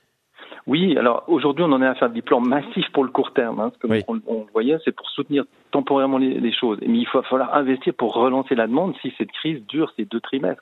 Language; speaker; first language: French; native; French